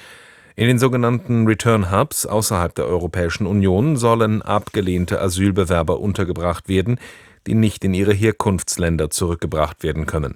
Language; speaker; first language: German; native; German